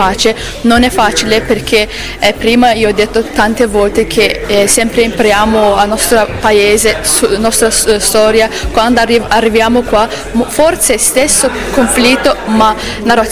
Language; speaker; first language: Italian; non-native, learner; Azerbaijani